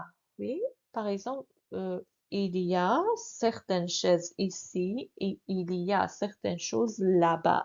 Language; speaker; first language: French; non-native, fluent; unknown